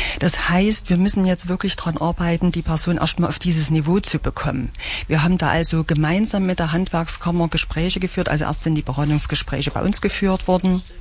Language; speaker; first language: German; native; German